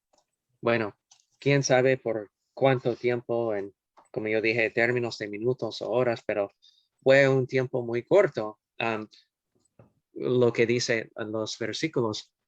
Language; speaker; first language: Spanish; non-native, fluent; English